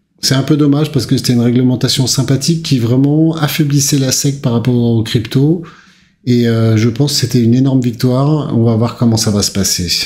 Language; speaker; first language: French; native; French